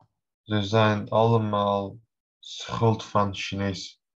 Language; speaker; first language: Dutch; non-native, learner; Turkish